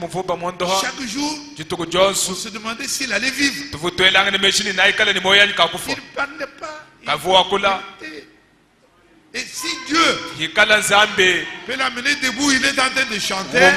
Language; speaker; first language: French; non-native, local second language; Luba-Lulua